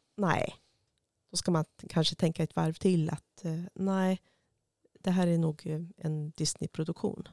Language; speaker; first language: Swedish; native; Swedish